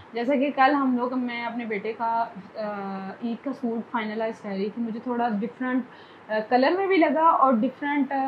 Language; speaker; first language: Urdu; native; Urdu